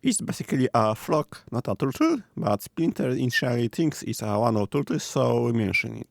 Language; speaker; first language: English; non-native, fluent; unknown